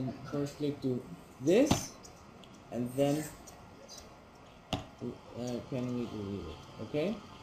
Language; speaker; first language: English; non-native, learner; German